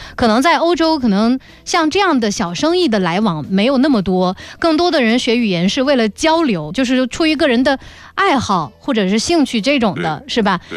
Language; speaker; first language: Chinese; native; Chinese